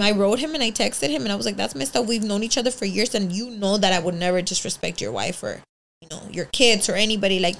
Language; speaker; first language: English; early bilingual, other home language; Spanish